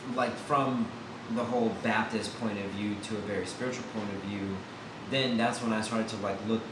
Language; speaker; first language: English; native; English